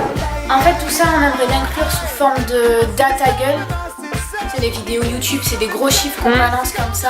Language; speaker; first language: French; native; French